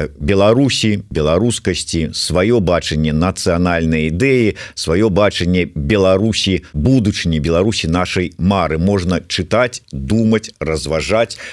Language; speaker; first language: Belarusian; non-native, local second language; Russian